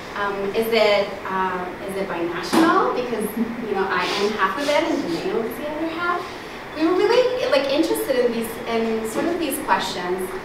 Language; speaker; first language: English; early bilingual, other home language; Spanish